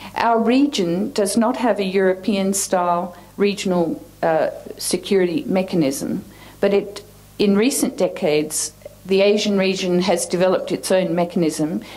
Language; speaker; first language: English; native; English